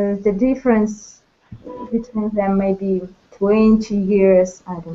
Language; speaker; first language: English; non-native, learner; Russian